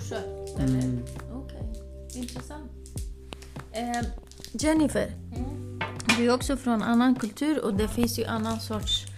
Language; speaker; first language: Swedish; early bilingual, other home language; Kurdish